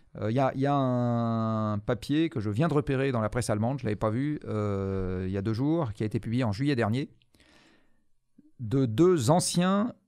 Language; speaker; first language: French; native; French